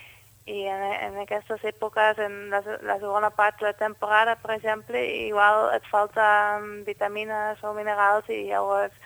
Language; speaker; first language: Catalan; non-native, fluent; Dutch